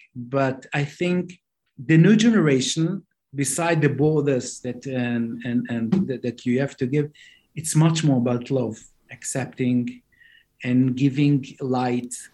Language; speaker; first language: English; non-native, fluent; Hebrew